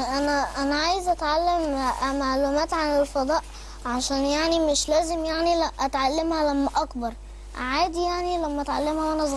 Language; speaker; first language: Arabic; native; Arabic